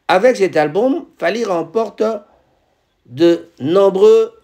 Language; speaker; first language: French; non-native, local second language; Lingala